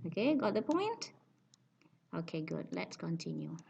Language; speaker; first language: English; non-native, fluent; Indonesian